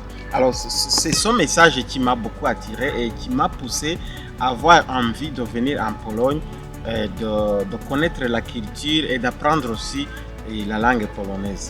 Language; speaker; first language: French; non-native, local second language; Kinyarwanda